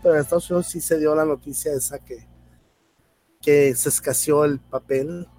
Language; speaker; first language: Spanish; native; Spanish